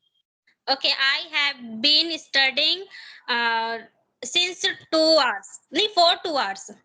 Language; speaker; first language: English; non-native, learner; Hindi